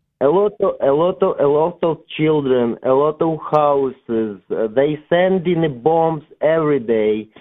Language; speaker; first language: English; non-native, learner; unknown